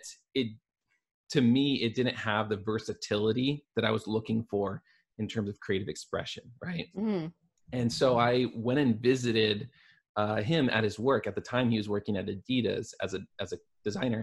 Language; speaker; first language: English; native; English